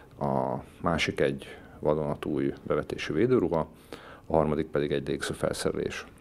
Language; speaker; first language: Hungarian; native; Hungarian